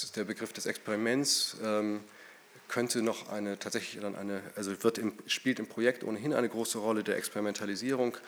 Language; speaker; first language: German; native; German